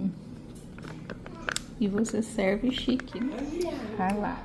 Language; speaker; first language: Portuguese; native; Portuguese